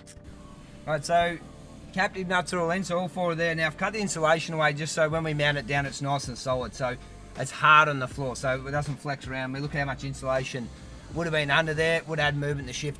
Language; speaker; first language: English; native; English